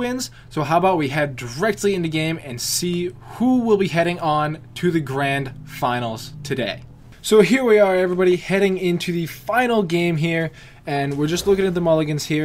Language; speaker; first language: English; native; English